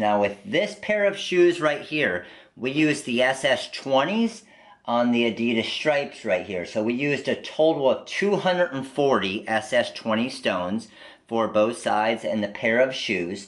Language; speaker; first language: English; native; English